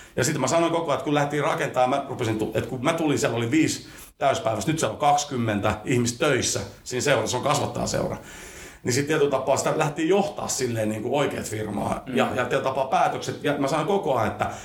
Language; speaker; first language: Finnish; early bilingual, other home language; Spanish